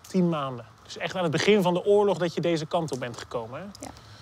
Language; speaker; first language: Dutch; native; Dutch